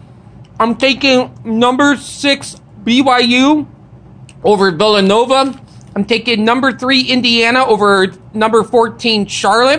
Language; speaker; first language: English; native; English